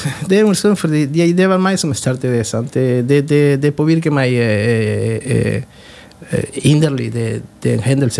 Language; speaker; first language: Norwegian; non-native, fluent; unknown